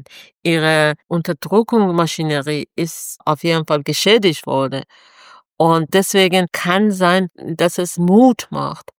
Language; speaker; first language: German; non-native, fluent; Persian